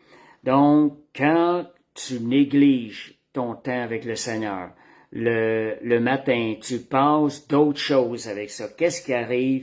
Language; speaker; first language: French; native; French